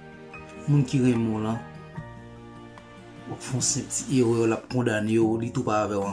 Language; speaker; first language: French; non-native, local second language; Haitian Creole